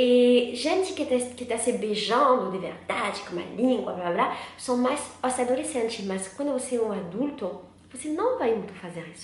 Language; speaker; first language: Portuguese; non-native, learner; French